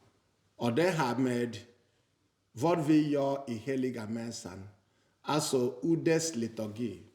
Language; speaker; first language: Swedish; non-native, fluent; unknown